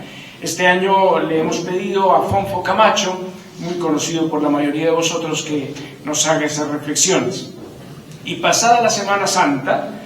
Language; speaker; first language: Spanish; native; Spanish